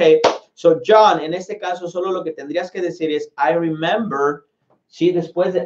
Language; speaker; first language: Spanish; native; Spanish